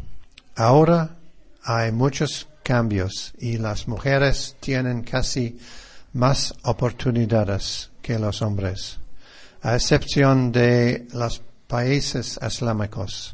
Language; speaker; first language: Spanish; non-native, fluent; English